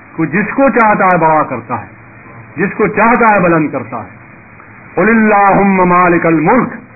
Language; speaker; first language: Urdu; native; Urdu